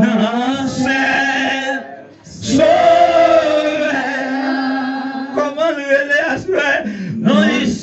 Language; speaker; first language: French; non-native, learner; Haitian Creole